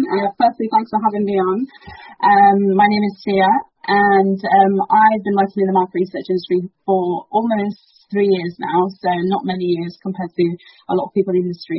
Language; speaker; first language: English; early bilingual, other home language; Persian